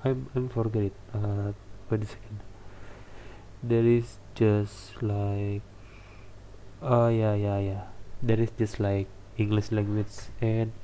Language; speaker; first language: English; non-native, learner; Indonesian